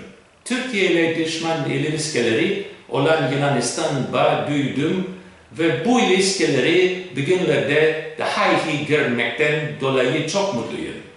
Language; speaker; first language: Turkish; non-native, learner; Greek